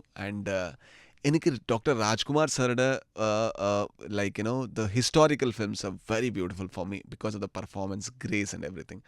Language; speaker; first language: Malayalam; non-native, learner; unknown